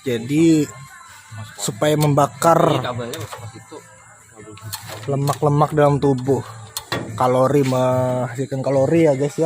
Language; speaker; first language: Indonesian; non-native, local second language; Banjar